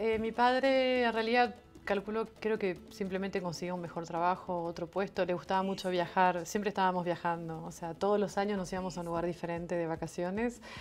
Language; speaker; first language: Spanish; non-native, fluent; French